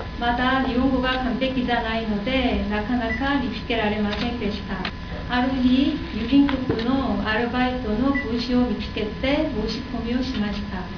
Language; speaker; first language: Japanese; non-native, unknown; Korean